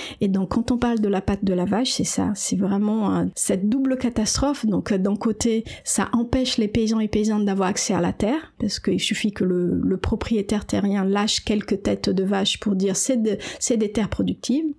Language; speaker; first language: French; non-native, fluent; Portuguese